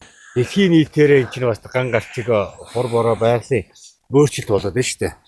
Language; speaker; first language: Mongolian; native; Mongolian